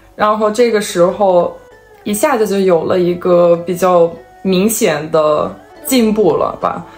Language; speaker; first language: Chinese; non-native, fluent; Serbian